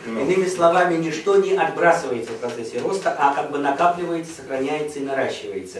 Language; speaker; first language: Russian; native; Russian